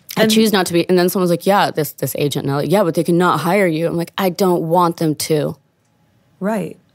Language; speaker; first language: English; non-native, fluent; Italian